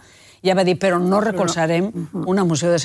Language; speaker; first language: Catalan; native; Catalan